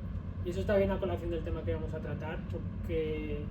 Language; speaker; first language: Spanish; native; Spanish